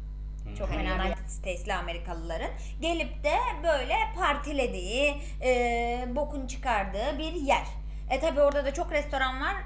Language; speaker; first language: Turkish; native; Turkish